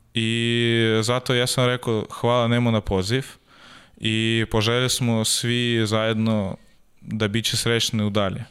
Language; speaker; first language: Serbian; non-native, learner; Russian